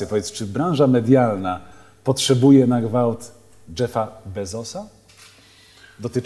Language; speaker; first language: Polish; native; Polish